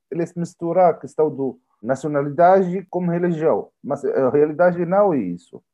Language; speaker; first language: Portuguese; non-native, learner; Arabic